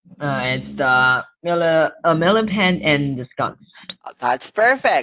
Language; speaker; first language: English; non-native, learner; Chinese